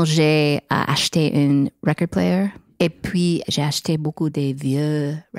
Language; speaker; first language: French; non-native, learner; English